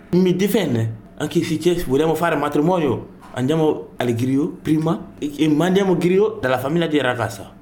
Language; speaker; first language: Italian; non-native, learner; Bambara